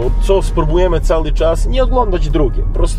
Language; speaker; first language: Polish; non-native, learner; Serbian